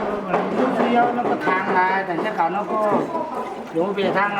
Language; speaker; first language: Chinese; native; Chinese